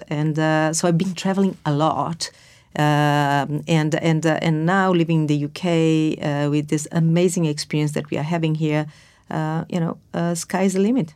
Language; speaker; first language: English; non-native, fluent; Portuguese